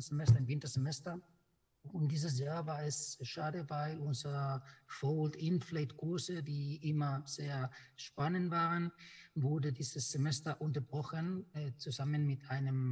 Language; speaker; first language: German; non-native, fluent; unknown